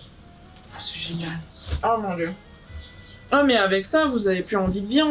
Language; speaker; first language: French; native; French